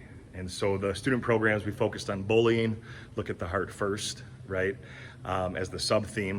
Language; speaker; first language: English; native; English